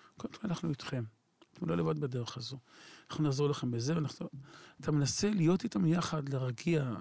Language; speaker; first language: Hebrew; native; Hebrew